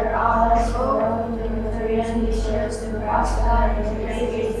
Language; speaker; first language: English; non-native, learner; Indonesian